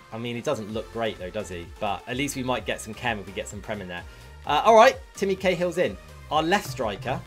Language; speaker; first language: English; native; English